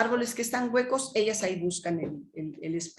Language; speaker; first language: Spanish; native; Spanish